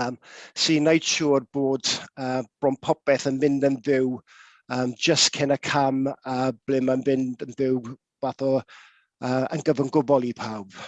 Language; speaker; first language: Welsh; non-native, local second language; English